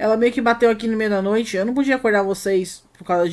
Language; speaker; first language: Portuguese; native; Portuguese